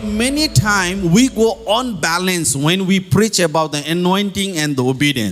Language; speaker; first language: English; non-native, local second language; Nepali